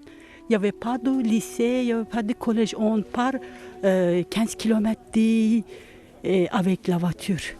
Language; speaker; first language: French; non-native, learner; Turkish